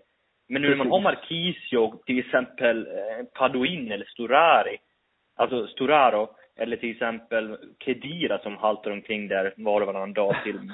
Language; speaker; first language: Swedish; native; Swedish